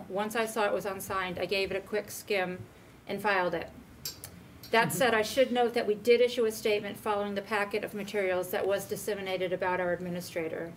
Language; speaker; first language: English; native; English